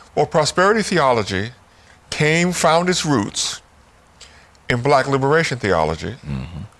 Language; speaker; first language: English; native; English